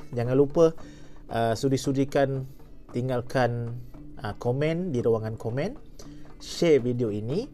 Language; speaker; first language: Malay; non-native, local second language; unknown